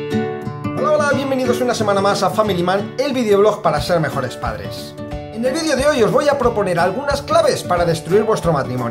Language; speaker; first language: Spanish; native; Spanish